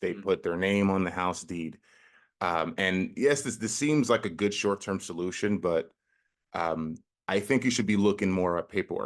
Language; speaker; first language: English; native; English